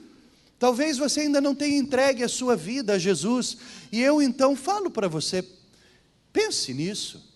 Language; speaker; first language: Portuguese; native; Portuguese